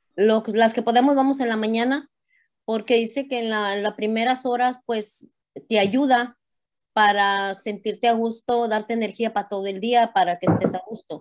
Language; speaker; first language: Spanish; native; Spanish